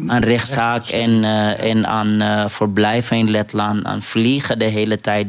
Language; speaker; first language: Dutch; non-native, fluent; Arabic